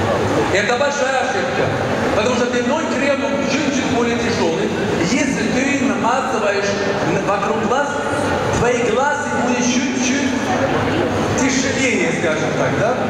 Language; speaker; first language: Russian; non-native, fluent; Swedish